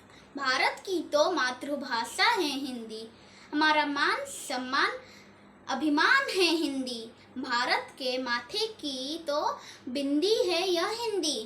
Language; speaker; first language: Hindi; non-native, local second language; Odia